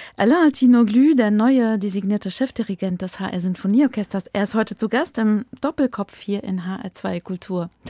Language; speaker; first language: German; native; German